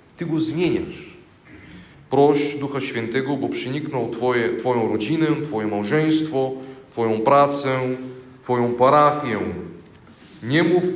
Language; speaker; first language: Polish; non-native, fluent; Bulgarian